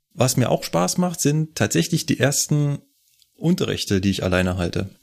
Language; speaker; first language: German; native; German